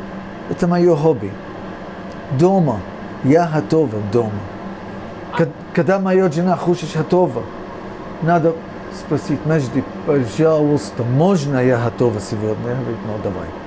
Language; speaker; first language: Ukrainian; non-native, learner; English